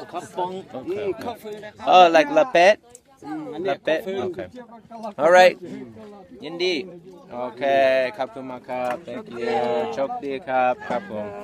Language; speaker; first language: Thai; non-native, learner; English